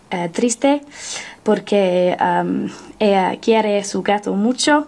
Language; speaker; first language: Spanish; non-native, learner; English